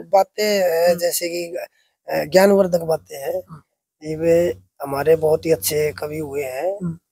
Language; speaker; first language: Hindi; native; Hindi